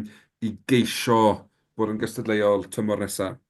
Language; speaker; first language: Welsh; native; Welsh